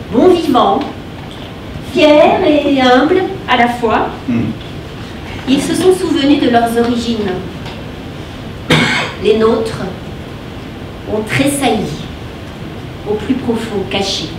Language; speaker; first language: French; native; French